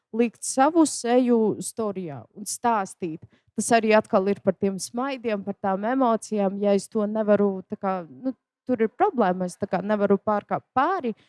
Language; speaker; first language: Latvian; native; Latvian